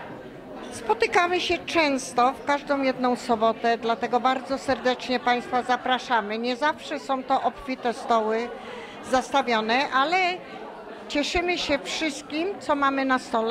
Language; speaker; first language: Polish; native; Polish